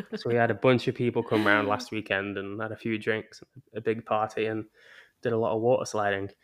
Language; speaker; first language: English; native; English